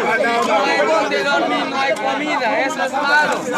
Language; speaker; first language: Spanish; non-native, learner; Haitian Creole